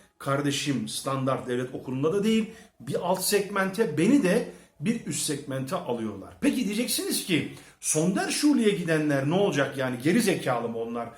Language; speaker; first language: Turkish; early bilingual, heritage; Turkish